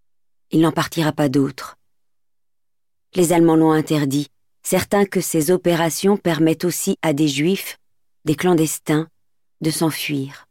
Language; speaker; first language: French; native; French